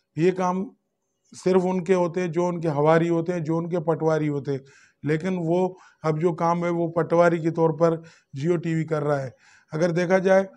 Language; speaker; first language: Urdu; non-native, local second language; Sindhi